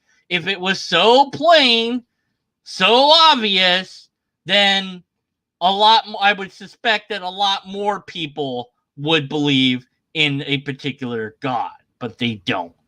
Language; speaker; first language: English; native; English